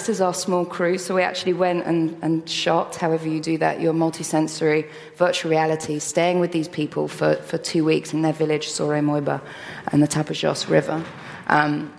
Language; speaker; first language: English; native; English